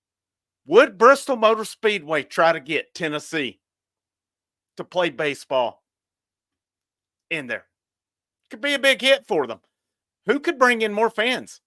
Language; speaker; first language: English; native; English